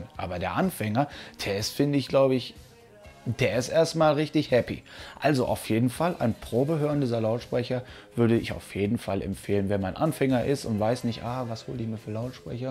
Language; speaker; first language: German; native; German